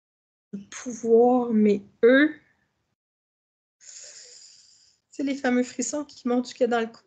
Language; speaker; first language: French; native; French